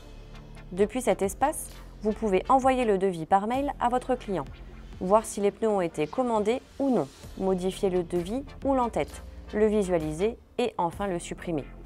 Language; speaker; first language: French; native; French